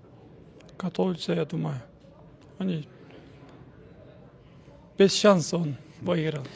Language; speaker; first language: Russian; non-native, local second language; Kyrgyz